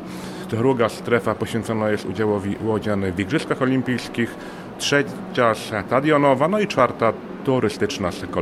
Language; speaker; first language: Polish; native; Polish